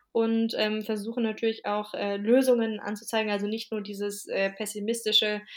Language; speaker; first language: German; native; German